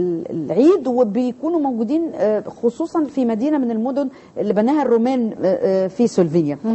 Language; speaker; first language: Arabic; native; Arabic